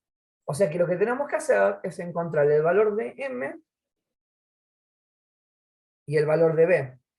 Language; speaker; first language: Spanish; native; Spanish